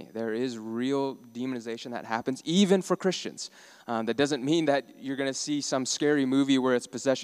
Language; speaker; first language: English; native; English